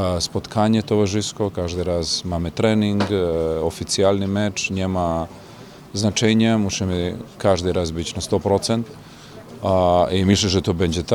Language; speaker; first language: Polish; non-native, learner; Serbian